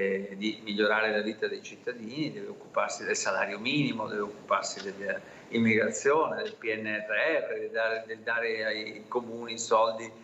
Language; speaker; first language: Italian; native; Italian